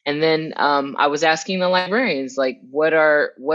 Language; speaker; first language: English; native; English